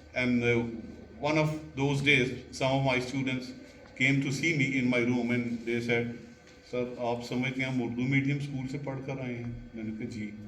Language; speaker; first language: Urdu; non-native, local second language; Punjabi